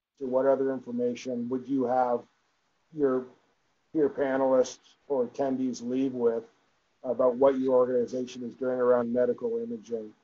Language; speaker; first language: English; native; English